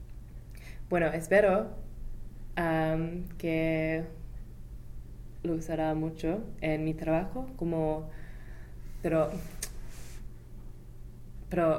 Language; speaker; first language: Spanish; non-native, fluent; English